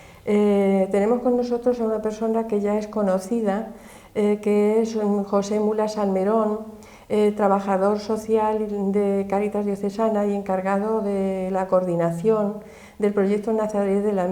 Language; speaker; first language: Spanish; native; Spanish